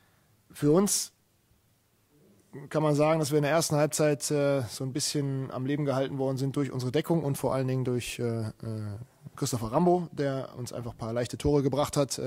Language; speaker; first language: German; native; German